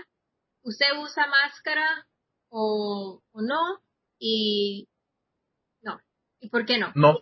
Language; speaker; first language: Spanish; non-native, fluent; English